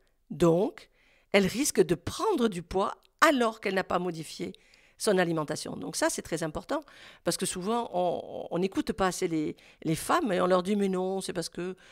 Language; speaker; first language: French; native; French